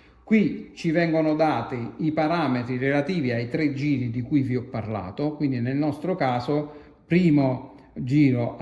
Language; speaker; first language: Italian; native; Italian